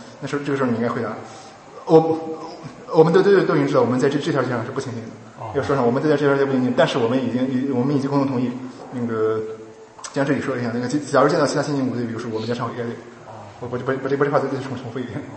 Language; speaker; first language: Chinese; native; Chinese